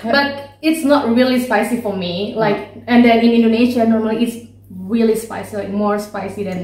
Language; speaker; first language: English; non-native, learner; Indonesian